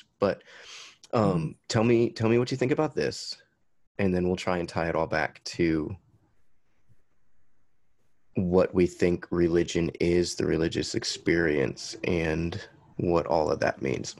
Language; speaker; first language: English; native; English